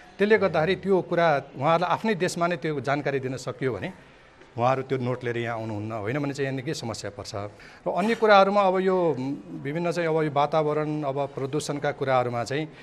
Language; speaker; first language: Nepali; native; Nepali